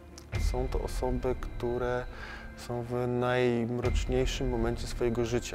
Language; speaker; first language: Polish; native; Polish